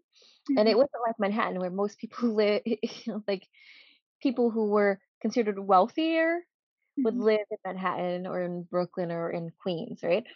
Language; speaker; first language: English; native; English